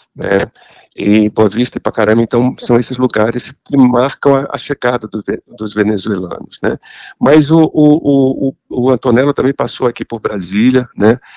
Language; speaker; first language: Portuguese; native; Portuguese